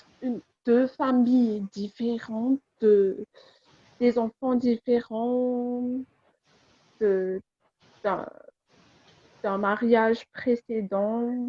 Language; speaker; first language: French; non-native, learner; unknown